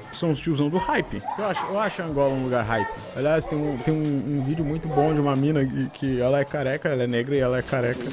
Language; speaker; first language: Portuguese; native; Portuguese